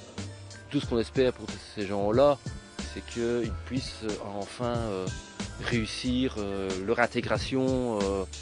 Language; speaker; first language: French; native; French